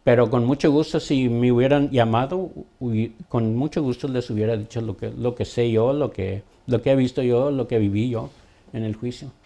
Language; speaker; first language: Spanish; early bilingual, other home language; English